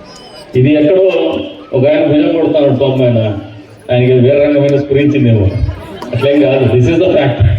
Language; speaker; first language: Telugu; native; Telugu